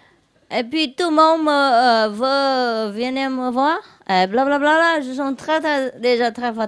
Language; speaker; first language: French; non-native, learner; Vietnamese